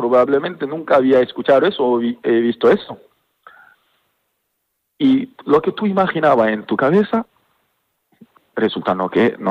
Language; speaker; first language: Spanish; non-native, fluent; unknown